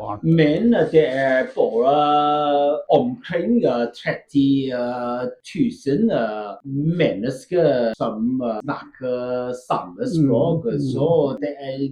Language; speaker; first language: Norwegian; non-native, learner; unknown